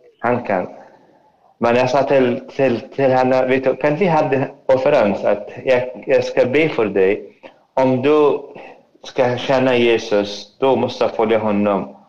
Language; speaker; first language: Swedish; non-native, fluent; Arabic